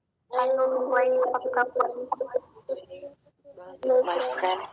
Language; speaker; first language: English; non-native, learner; Indonesian